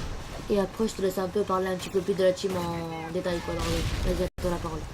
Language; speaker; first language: French; native; French